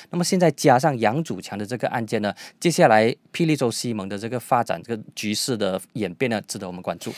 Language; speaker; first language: Chinese; native; Chinese